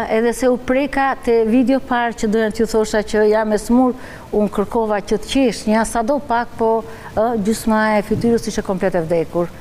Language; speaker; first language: Albanian; native; Albanian